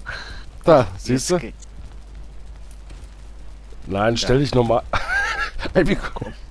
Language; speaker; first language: German; native; German